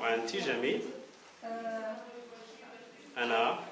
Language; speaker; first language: Arabic; non-native, fluent; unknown